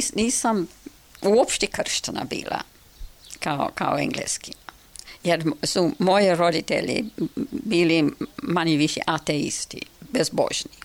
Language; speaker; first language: Serbian; non-native, fluent; English